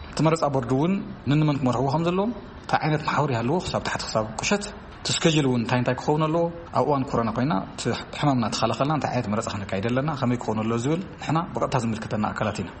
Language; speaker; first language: Tigrinya; native; Tigrinya